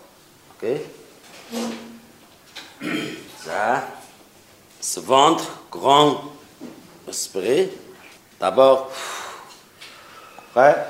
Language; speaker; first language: French; non-native, learner; Mongolian